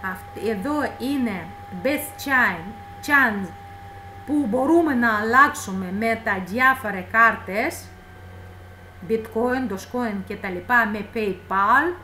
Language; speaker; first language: Greek; non-native, fluent; Russian